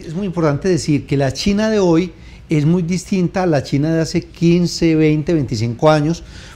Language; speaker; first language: Spanish; native; Spanish